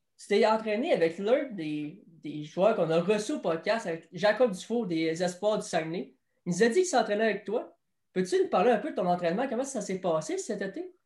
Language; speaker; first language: French; native; French